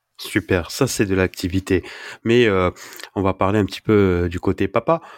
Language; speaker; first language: French; early bilingual, other home language; Arabic